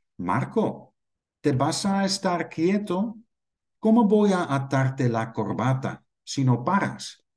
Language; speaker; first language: Spanish; non-native, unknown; Dutch